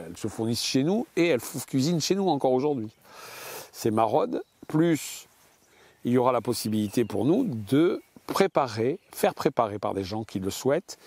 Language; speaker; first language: French; native; French